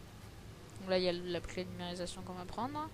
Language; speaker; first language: French; native; French